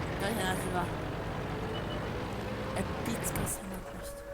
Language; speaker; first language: Polish; native; Polish